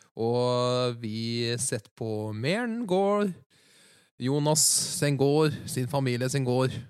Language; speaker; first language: Norwegian; native; Norwegian